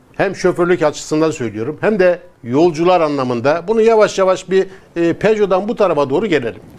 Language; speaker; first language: Turkish; native; Turkish